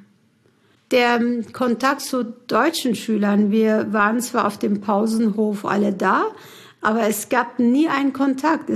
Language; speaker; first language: German; early bilingual, other home language; Turkish